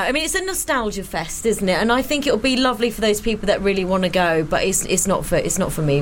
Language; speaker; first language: English; native; English